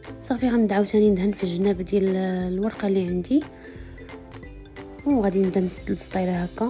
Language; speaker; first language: Arabic; native; Arabic